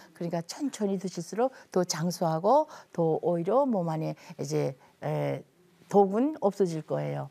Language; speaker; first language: Korean; native; Korean